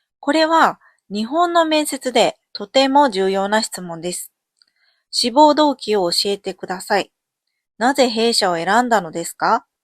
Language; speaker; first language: Japanese; native; Japanese